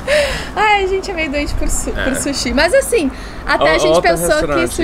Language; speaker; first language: Portuguese; native; Portuguese